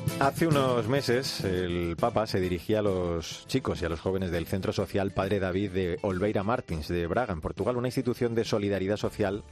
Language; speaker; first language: Spanish; native; Spanish